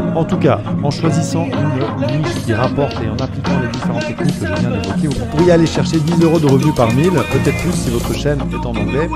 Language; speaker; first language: French; native; French